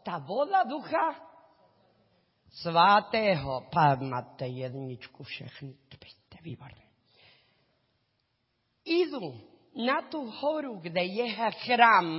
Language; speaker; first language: Czech; non-native, learner; Spanish